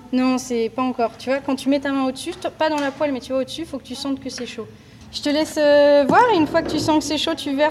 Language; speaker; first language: French; native; French